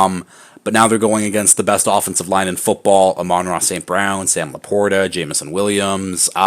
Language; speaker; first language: English; native; English